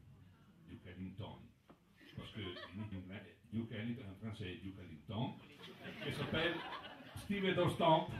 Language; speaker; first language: French; non-native, learner; Italian